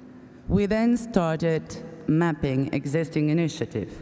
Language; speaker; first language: English; non-native, fluent; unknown